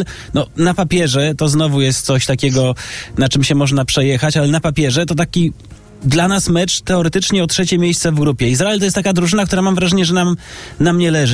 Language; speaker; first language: Polish; native; Polish